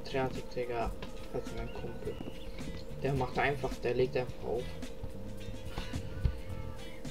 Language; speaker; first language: German; native; German